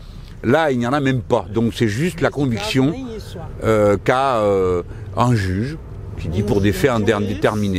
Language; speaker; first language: French; native; French